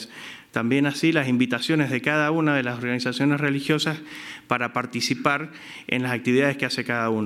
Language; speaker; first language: Spanish; native; Spanish